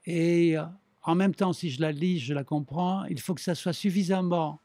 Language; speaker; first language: French; native; French